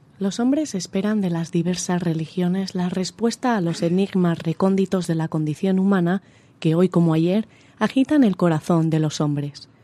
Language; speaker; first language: Spanish; native; Spanish